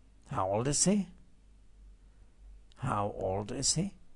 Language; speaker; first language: English; non-native, fluent; Persian